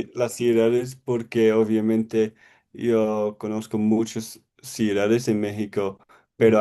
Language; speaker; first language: Spanish; non-native, learner; English